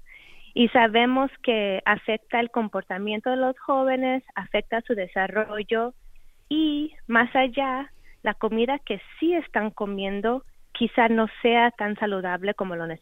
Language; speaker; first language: Spanish; native; Spanish